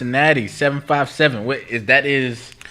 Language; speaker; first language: English; native; English